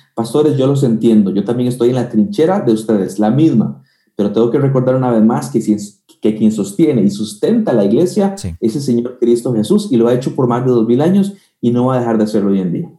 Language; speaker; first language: Spanish; native; Spanish